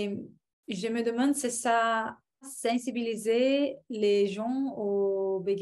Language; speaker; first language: French; non-native, fluent; Portuguese